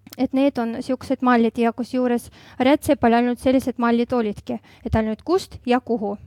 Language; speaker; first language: Estonian; non-native, local second language; Russian